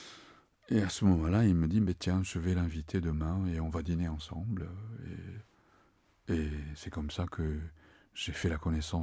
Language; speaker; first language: French; non-native, fluent; Japanese